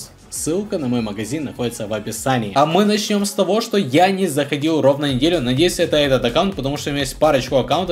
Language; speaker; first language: Russian; native; Russian